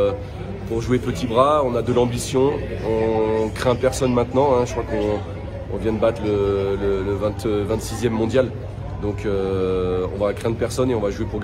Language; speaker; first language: French; native; French